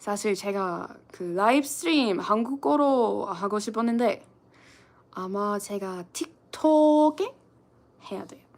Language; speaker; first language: Korean; non-native, fluent; English